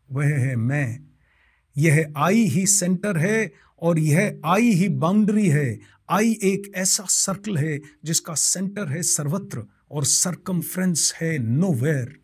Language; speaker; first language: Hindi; non-native, local second language; Bangla